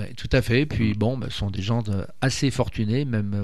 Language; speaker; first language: French; native; French